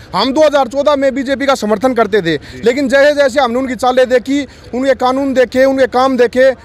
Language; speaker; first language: Hindi; native; Hindi